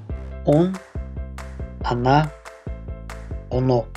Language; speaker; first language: Russian; non-native, local second language; Tajik